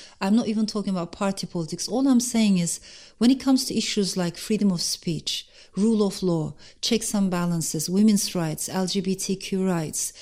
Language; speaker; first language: English; non-native, fluent; Turkish